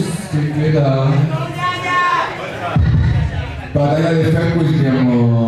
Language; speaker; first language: Spanish; native; Spanish